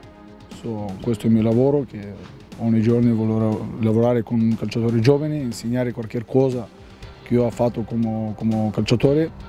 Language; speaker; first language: Italian; non-native, learner; Bulgarian